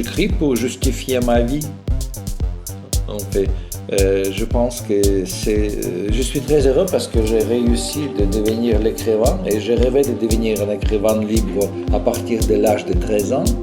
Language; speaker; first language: French; non-native, fluent; Russian